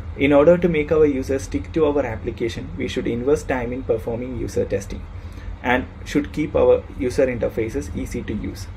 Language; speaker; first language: English; non-native, local second language; Malayalam